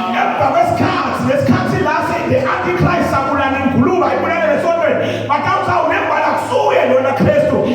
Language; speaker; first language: Zulu; non-native, local second language; Swati